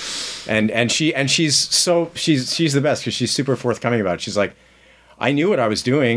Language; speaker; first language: English; native; English